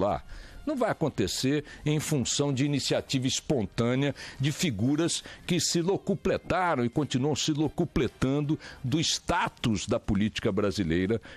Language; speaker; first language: Portuguese; native; Portuguese